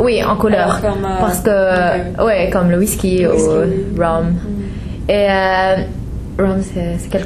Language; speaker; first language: French; non-native, fluent; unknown